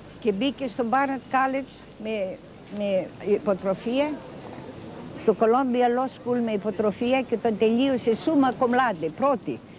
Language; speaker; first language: Greek; native; Greek